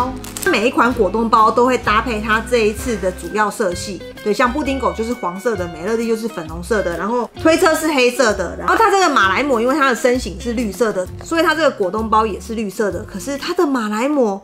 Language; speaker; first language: Chinese; native; Chinese